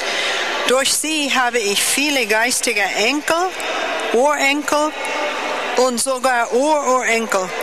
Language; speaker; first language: German; non-native, fluent; English